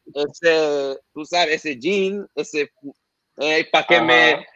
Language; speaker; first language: Spanish; non-native, fluent; Arabic